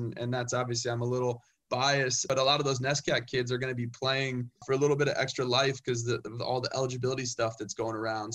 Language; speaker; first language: English; native; English